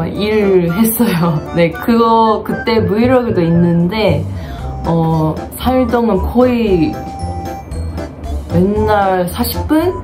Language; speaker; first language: Korean; non-native, fluent; Japanese